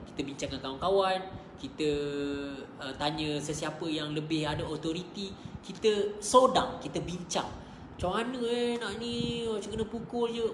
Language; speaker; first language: Malay; native; Malay